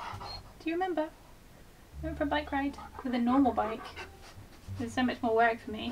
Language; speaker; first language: English; native; English